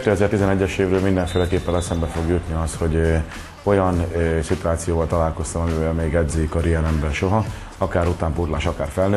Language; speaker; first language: Hungarian; native; Hungarian